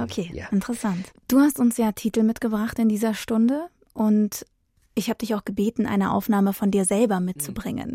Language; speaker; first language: German; native; German